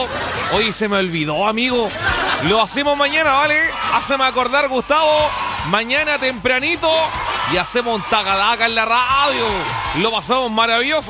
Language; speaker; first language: Spanish; native; Spanish